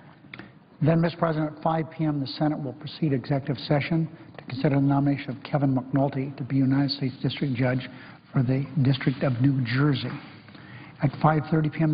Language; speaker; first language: English; native; English